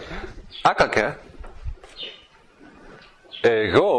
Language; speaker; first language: Greek; non-native, fluent; English